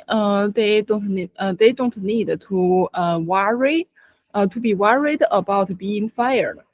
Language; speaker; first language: English; non-native, learner; Chinese